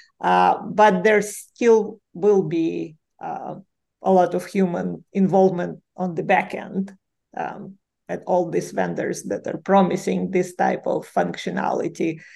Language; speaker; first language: English; non-native, fluent; Ukrainian